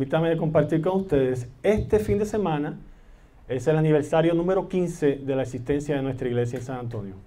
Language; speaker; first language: Spanish; native; Spanish